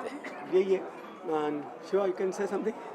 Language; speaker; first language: Hindi; native; Hindi